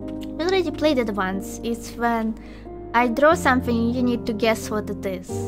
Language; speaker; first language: English; non-native, fluent; Russian